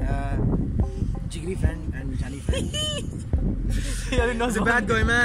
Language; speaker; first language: English; non-native, learner; Persian